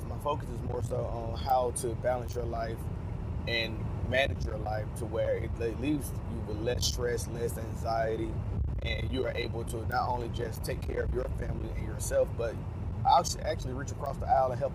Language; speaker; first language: English; native; English